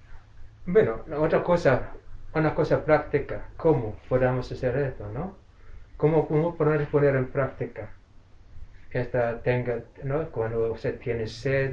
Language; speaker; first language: Spanish; non-native, fluent; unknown